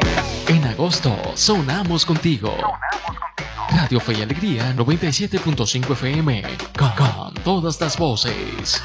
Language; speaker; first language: Spanish; native; Spanish